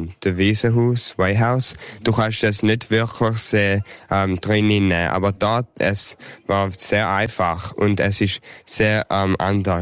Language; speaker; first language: German; early bilingual, heritage; English